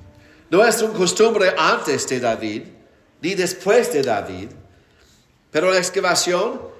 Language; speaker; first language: Spanish; non-native, fluent; English